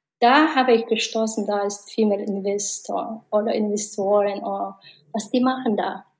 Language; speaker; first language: German; non-native, learner; Mongolian